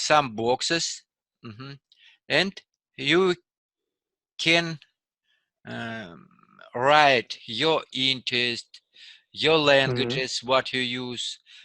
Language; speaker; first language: English; non-native, learner; Russian